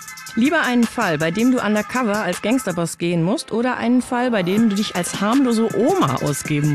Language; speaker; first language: German; native; German